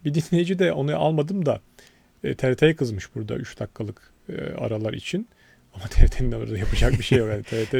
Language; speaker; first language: Turkish; native; Turkish